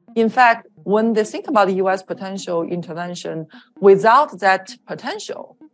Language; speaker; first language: English; non-native, fluent; Chinese